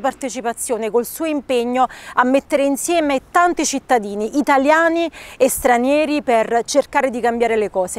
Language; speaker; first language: Italian; native; Italian